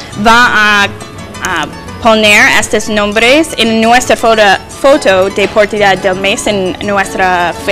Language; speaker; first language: Spanish; non-native, learner; English